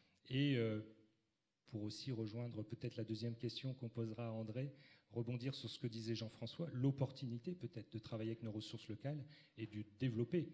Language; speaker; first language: French; native; French